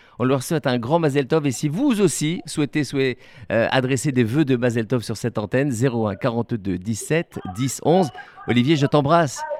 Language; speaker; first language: French; native; French